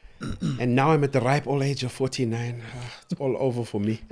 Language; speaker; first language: English; native; English